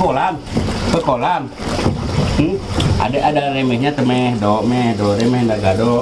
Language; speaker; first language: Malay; non-native, local second language; Sundanese